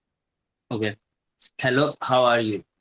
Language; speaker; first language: English; non-native, learner; Hindi